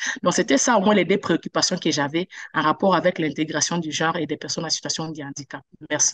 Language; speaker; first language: French; non-native, local second language; Swahili